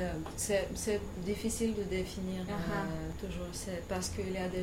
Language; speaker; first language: French; non-native, fluent; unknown